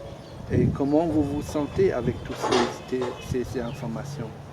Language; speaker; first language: French; non-native, fluent; German